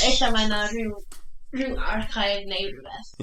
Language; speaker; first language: Welsh; non-native, learner; English